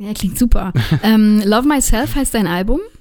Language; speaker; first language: German; native; German